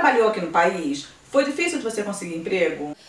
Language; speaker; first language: Portuguese; native; Portuguese